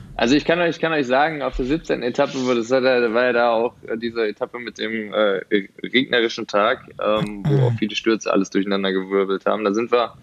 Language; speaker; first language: German; native; German